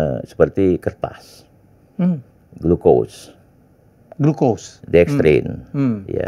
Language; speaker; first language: Indonesian; native; Indonesian